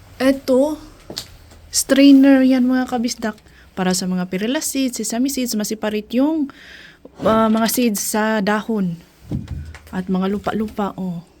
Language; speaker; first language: Filipino; non-native, local second language; Cebuano